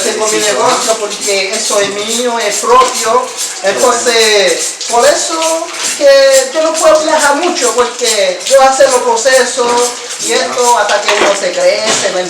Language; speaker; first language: Spanish; non-native, learner; Haitian Creole